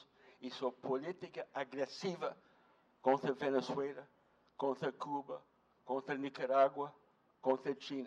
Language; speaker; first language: Spanish; non-native, fluent; English